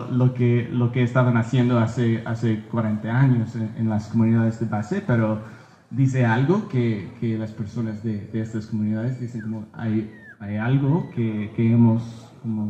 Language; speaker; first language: Spanish; early bilingual, heritage; Spanish